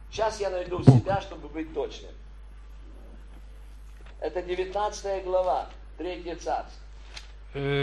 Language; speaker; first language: Polish; non-native, learner; Russian